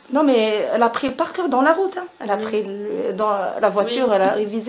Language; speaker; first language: French; non-native, learner; Arabic